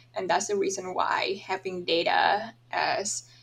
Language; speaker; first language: English; non-native, fluent; Thai